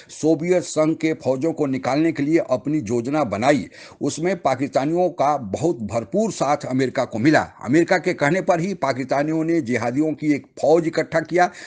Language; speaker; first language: Hindi; native; Hindi